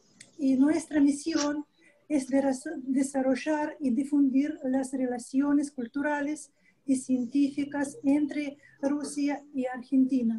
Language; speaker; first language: Spanish; non-native, fluent; Russian